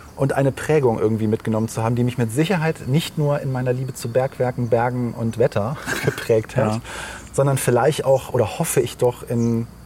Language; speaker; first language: German; early bilingual, other home language; Slovenian